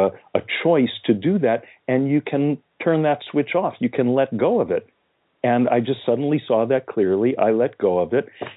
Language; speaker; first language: English; native; English